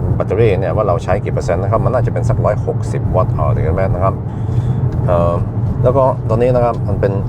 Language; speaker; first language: Thai; non-native, fluent; Norwegian